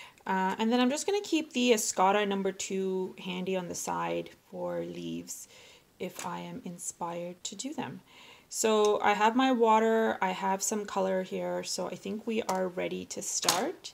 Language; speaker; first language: English; native; English